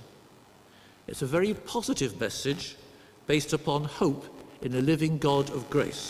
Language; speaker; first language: English; native; English